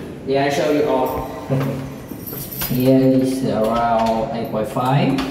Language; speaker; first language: English; non-native, learner; Vietnamese